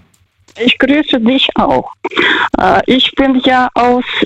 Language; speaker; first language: German; early bilingual, other home language; Russian